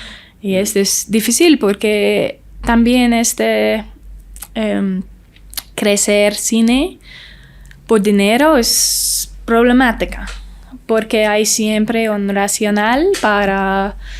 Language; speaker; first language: Spanish; non-native, learner; English